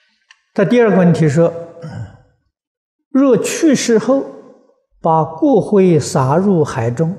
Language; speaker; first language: Chinese; native; Chinese